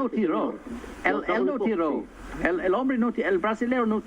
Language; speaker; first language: Spanish; non-native, fluent; English